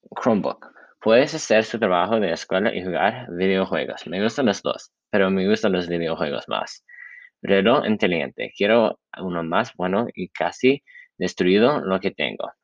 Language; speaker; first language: Spanish; non-native, learner; English